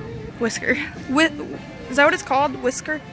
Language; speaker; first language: English; native; English